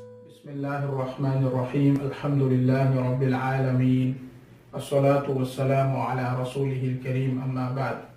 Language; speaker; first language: Arabic; non-native, fluent; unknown